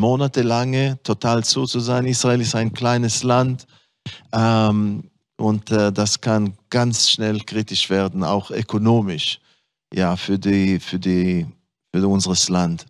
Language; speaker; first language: German; non-native, fluent; Hebrew